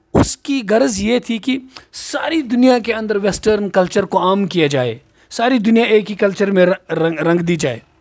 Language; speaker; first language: Urdu; non-native, local second language; Kashmiri